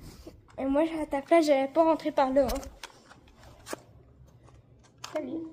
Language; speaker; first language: French; native; French